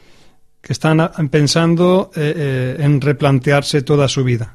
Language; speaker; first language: Spanish; native; Spanish